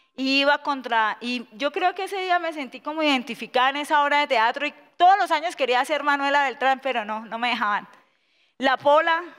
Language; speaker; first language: Spanish; native; Spanish